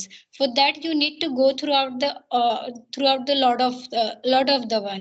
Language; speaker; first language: English; non-native, learner; Hindi